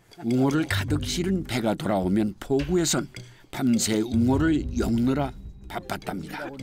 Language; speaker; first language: Korean; native; Korean